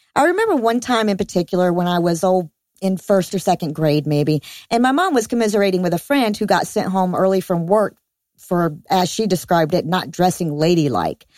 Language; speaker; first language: English; native; English